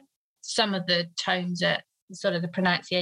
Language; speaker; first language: English; native; English